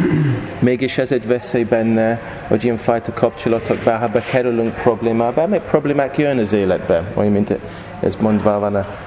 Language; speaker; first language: Hungarian; non-native, learner; English